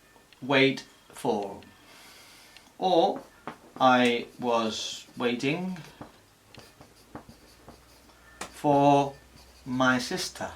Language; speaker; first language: English; non-native, fluent; Spanish